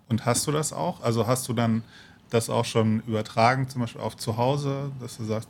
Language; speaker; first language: German; native; German